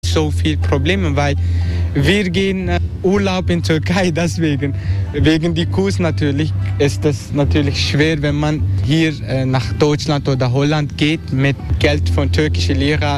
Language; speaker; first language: German; non-native, learner; Turkish